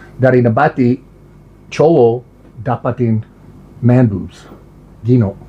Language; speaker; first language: Indonesian; non-native, learner; English